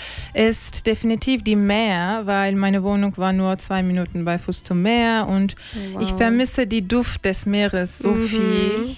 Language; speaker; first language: German; non-native, learner; Turkish